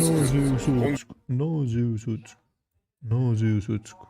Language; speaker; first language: Japanese; non-native, learner; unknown